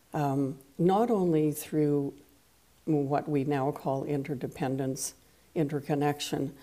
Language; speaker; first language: English; non-native, fluent; French